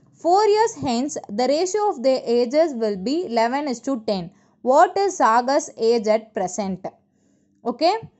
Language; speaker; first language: English; non-native, local second language; Tamil